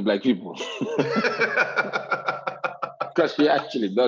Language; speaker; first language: English; non-native, fluent; Norwegian